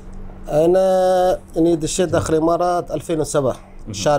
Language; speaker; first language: Arabic; non-native, learner; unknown